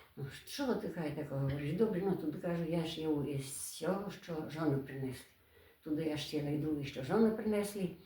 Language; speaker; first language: Ukrainian; native; Ukrainian